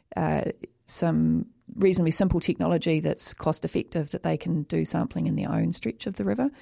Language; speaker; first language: English; native; English